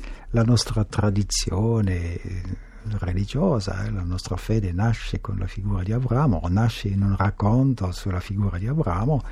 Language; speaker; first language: Italian; non-native, fluent; French